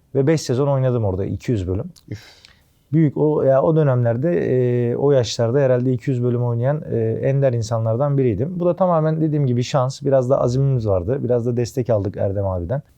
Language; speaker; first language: Turkish; native; Turkish